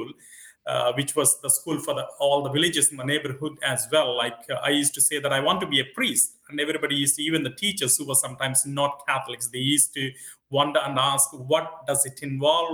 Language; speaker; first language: English; non-native, local second language; Telugu